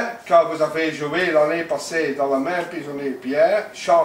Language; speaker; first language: French; non-native, local second language; Dutch